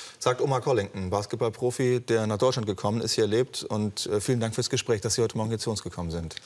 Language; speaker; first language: German; native; German